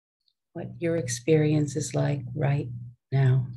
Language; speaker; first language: English; native; English